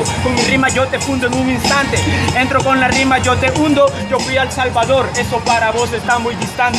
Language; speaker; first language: Spanish; native; Spanish